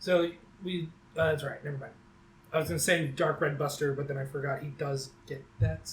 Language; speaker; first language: English; native; English